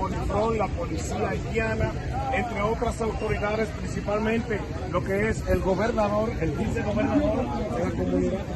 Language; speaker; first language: Spanish; native; Spanish